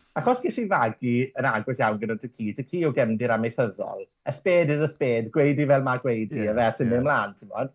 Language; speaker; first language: Welsh; native; Welsh